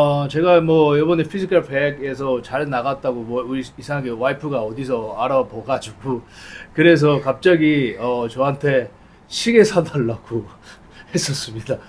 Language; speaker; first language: Korean; early bilingual, heritage; Japanese